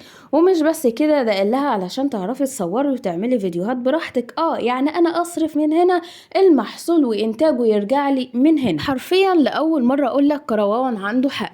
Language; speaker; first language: Arabic; native; Arabic